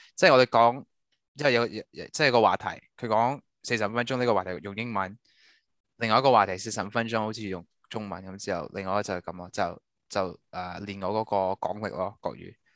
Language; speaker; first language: Cantonese; early bilingual, heritage; Cantonese